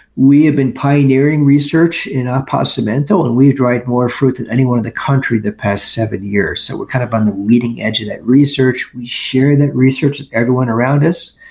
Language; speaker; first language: English; native; English